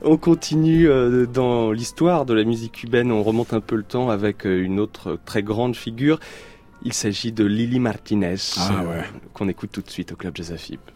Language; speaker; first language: French; native; French